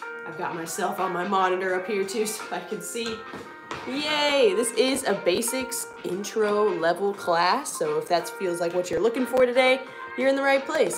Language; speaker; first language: English; native; English